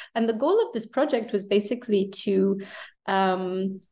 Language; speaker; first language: English; native; English